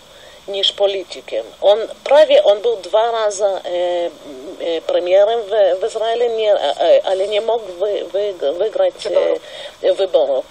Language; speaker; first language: Polish; non-native, fluent; Russian